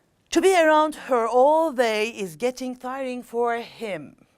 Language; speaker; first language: English; non-native, fluent; Turkish